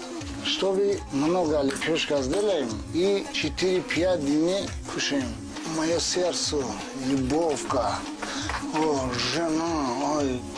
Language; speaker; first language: Russian; non-native, learner; Tajik